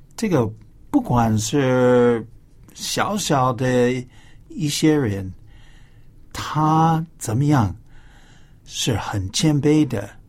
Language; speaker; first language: Chinese; non-native, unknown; English